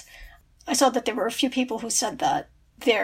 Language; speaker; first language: English; native; English